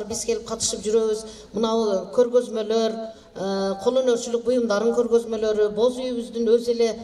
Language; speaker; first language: Kyrgyz; native; Kyrgyz